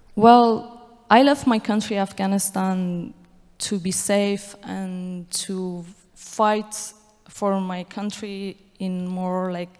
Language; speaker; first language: English; non-native, fluent; Persian